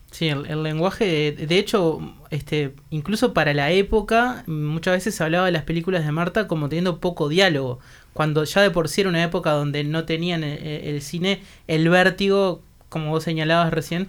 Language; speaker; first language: Spanish; native; Spanish